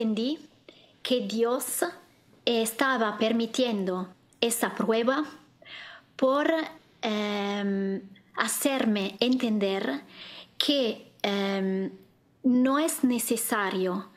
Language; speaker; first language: Spanish; non-native, learner; Italian